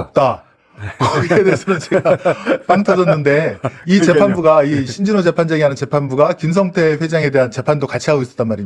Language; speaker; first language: Korean; native; Korean